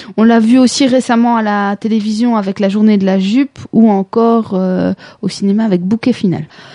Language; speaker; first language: French; native; French